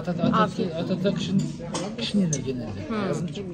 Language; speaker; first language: Turkish; non-native, fluent; Kazakh